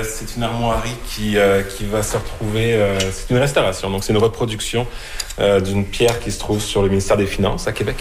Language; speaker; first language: French; native; French